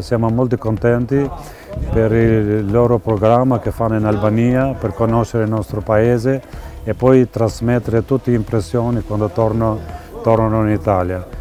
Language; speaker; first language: Italian; non-native, fluent; Albanian